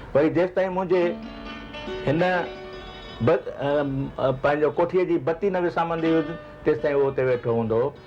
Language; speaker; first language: Sindhi; native; Sindhi